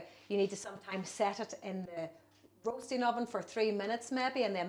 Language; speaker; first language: English; native; English